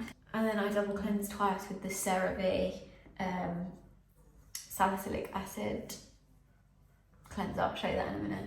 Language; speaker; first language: English; native; English